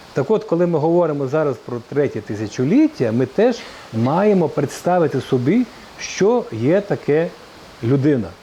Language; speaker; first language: Ukrainian; native; Ukrainian